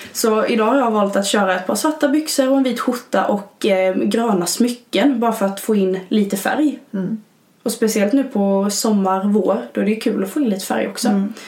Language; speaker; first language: Swedish; native; Swedish